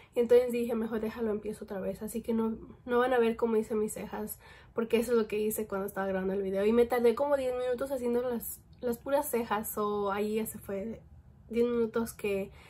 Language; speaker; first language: Spanish; early bilingual, heritage; Spanish